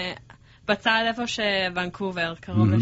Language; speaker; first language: Hebrew; early bilingual, heritage; English